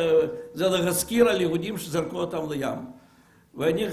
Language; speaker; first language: Hebrew; non-native, fluent; Russian